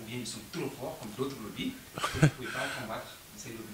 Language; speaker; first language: French; non-native, local second language; Wolof